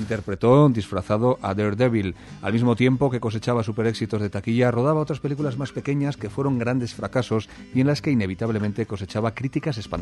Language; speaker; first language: Spanish; native; Spanish